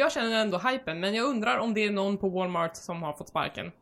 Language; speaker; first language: Swedish; native; Swedish